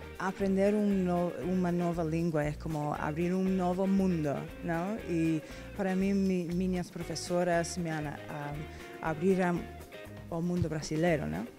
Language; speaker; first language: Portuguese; non-native, fluent; Spanish